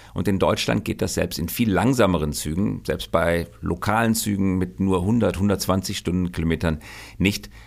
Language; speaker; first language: German; native; German